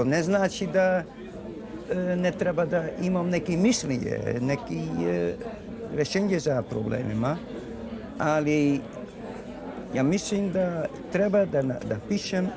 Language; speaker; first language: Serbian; non-native, learner; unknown